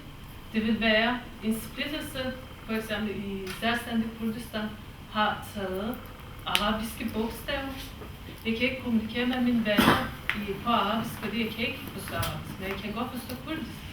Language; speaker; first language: Danish; non-native, fluent; Kurdish